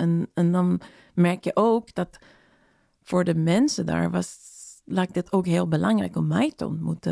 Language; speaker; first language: Dutch; non-native, fluent; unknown